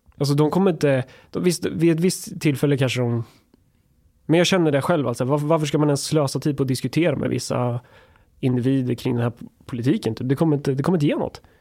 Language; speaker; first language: Swedish; native; Swedish